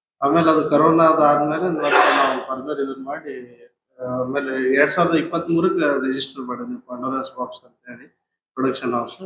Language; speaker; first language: Kannada; native; Kannada